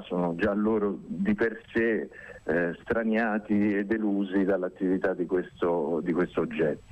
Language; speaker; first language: Italian; native; Italian